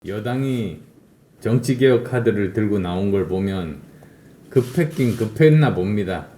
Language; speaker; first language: Korean; native; Korean